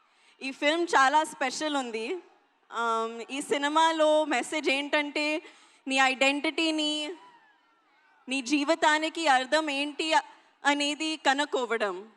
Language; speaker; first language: Telugu; non-native, learner; Hindi